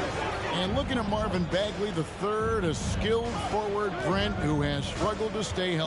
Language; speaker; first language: English; native; English